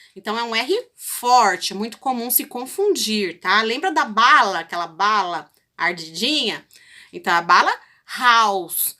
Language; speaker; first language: Portuguese; native; Portuguese